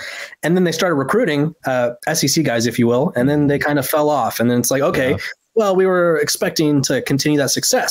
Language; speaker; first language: English; native; English